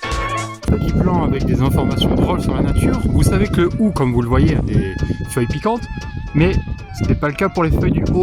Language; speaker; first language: French; native; French